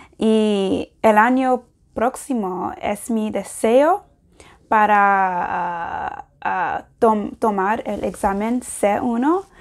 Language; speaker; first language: Spanish; non-native, learner; English